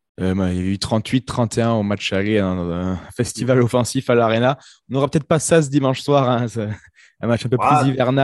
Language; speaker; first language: French; native; French